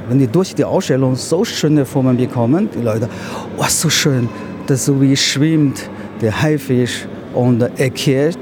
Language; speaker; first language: German; non-native, learner; Chinese